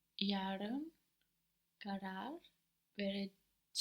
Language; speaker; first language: Turkish; non-native, learner; English